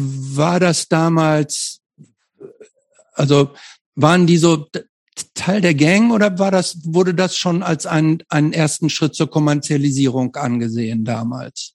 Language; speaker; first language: German; native; German